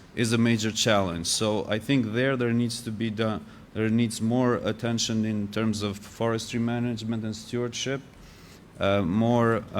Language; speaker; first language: English; non-native, fluent; Albanian